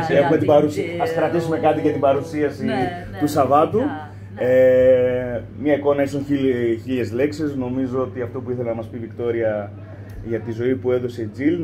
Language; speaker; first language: Greek; native; Greek